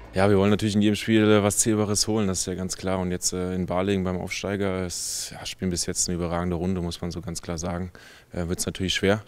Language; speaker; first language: German; native; German